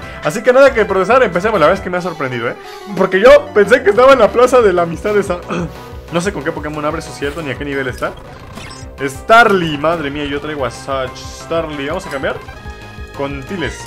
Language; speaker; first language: Spanish; native; Spanish